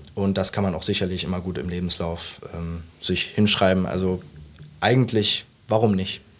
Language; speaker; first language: German; native; German